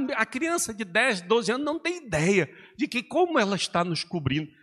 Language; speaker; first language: Portuguese; native; Portuguese